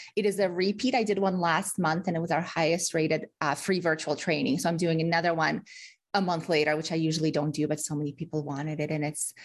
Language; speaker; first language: English; early bilingual, other home language; Russian